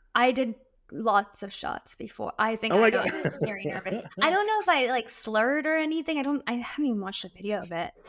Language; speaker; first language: English; early bilingual, other home language; Arabic